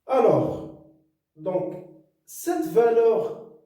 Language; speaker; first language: French; non-native, local second language; Arabic